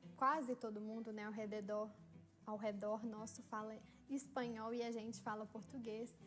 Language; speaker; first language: Portuguese; native; Portuguese